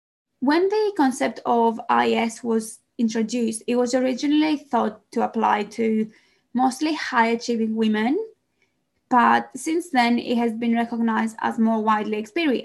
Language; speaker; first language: English; non-native, fluent; Greek